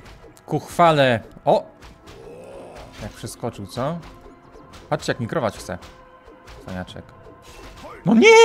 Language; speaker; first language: Polish; native; Polish